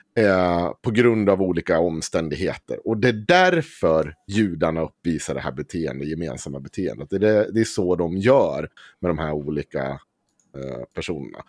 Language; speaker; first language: Swedish; native; Swedish